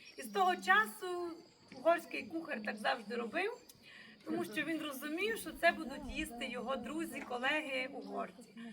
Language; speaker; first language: Ukrainian; native; Ukrainian